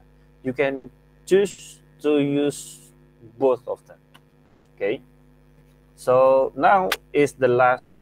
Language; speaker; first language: English; non-native, fluent; Indonesian